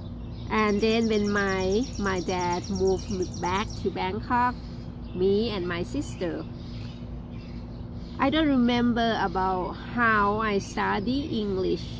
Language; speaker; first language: English; non-native, learner; Thai